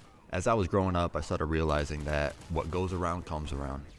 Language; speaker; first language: English; native; English